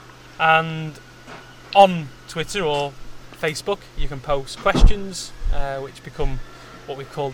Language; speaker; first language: English; native; English